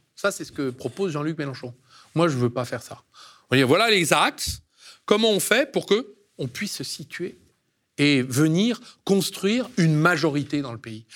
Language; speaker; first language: French; native; French